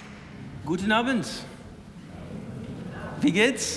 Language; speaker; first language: German; non-native, learner; English